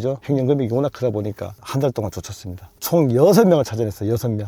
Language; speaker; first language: Korean; native; Korean